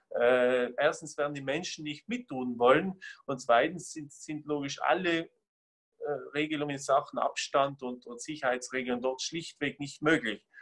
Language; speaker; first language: German; native; German